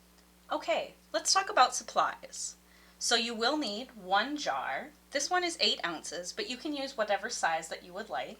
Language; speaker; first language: English; native; English